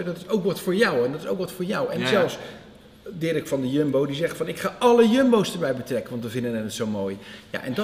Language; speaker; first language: Dutch; native; Dutch